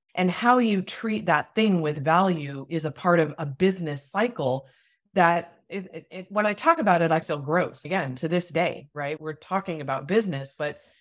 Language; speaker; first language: English; early bilingual, other home language; Hindi